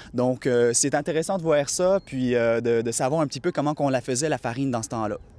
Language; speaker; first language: French; native; French